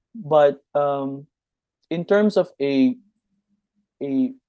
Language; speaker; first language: English; non-native, local second language; Hiligaynon